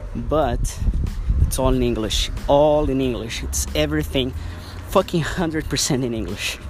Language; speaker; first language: English; non-native, fluent; Portuguese